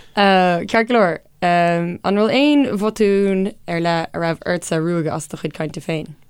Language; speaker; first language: Irish; non-native, local second language; English